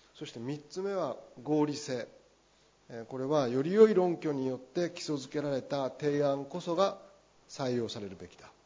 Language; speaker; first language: Japanese; native; Japanese